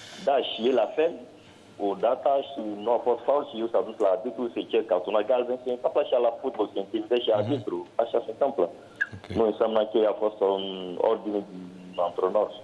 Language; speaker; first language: Romanian; non-native, learner; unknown